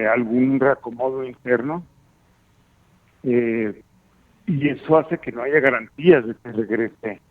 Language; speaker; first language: Spanish; native; Spanish